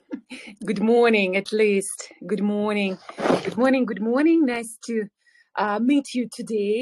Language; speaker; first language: English; non-native, fluent; Ukrainian